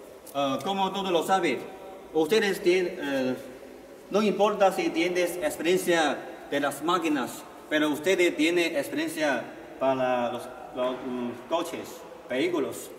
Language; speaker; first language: Spanish; non-native, learner; Chinese